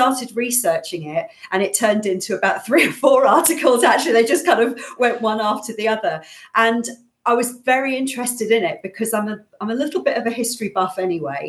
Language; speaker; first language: English; native; English